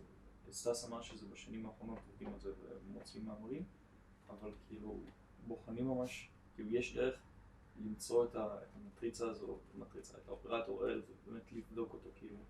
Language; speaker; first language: Hebrew; native; Hebrew